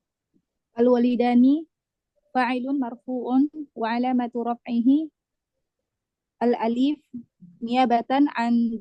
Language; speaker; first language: Arabic; non-native, learner; Indonesian